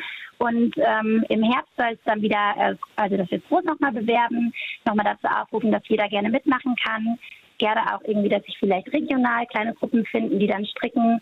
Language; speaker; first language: German; native; German